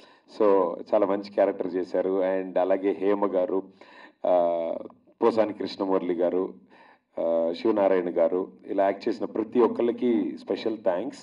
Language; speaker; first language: Telugu; native; Telugu